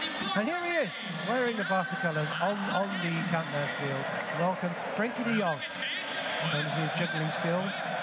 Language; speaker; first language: English; native; English